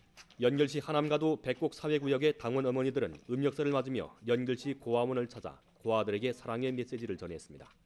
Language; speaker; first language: Korean; native; Korean